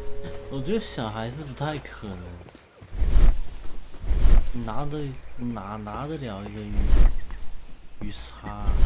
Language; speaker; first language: Chinese; native; Chinese